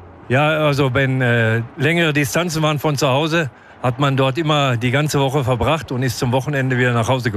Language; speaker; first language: German; native; German